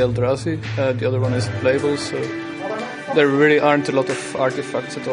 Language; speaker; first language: English; non-native, fluent; Dutch